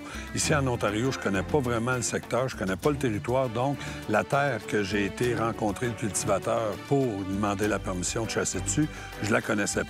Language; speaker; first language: French; native; French